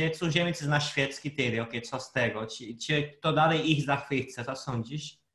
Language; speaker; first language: Polish; non-native, fluent; Portuguese